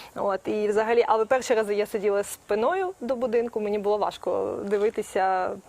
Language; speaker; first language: Ukrainian; native; Ukrainian